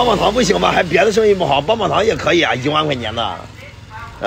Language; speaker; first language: Chinese; native; Chinese